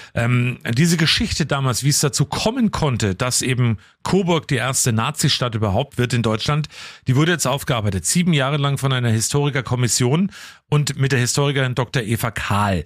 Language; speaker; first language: German; native; German